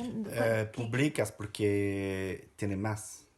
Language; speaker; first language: Spanish; non-native, fluent; French